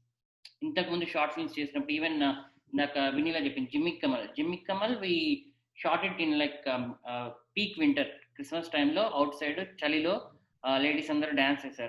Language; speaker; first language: Telugu; native; Telugu